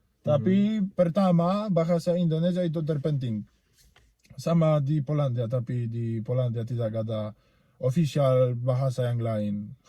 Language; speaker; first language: Indonesian; non-native, learner; Polish